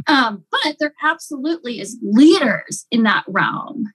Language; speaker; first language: English; native; English